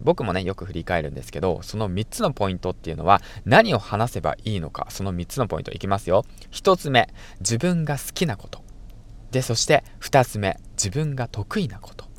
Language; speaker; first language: Japanese; native; Japanese